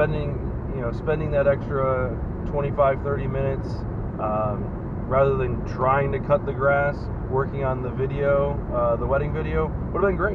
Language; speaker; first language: English; native; English